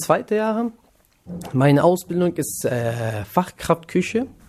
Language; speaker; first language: German; non-native, learner; Kurdish